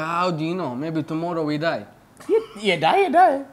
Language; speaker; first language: English; non-native, learner; Indonesian